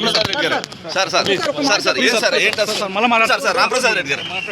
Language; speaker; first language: Telugu; native; Telugu